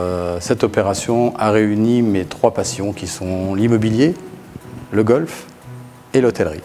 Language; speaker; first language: French; early bilingual, other home language; Arabic